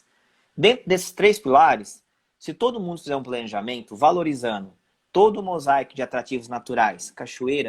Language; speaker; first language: Portuguese; native; Portuguese